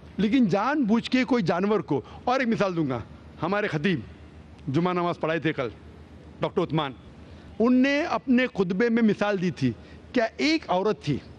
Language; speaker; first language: Hindi; non-native, local second language; Konkani